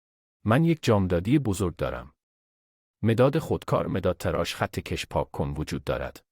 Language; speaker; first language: Persian; non-native, fluent; Urdu